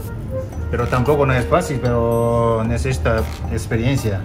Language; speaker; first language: Spanish; non-native, learner; Japanese